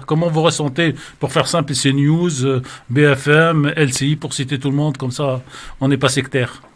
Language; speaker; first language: French; native; French